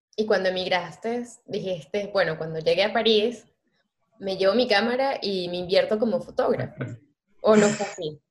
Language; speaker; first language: Spanish; native; Spanish